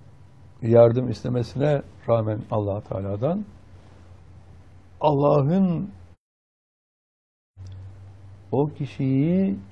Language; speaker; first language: Turkish; native; Turkish